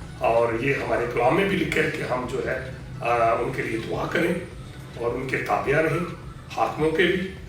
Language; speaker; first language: Urdu; native; Urdu